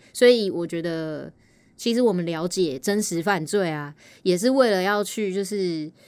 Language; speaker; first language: Chinese; native; Chinese